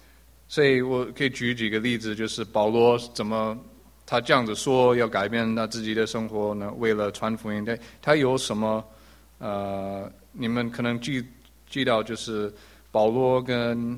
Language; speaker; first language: Chinese; early bilingual, heritage; English